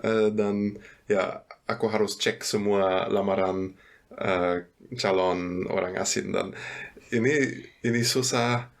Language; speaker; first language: Indonesian; non-native, fluent; German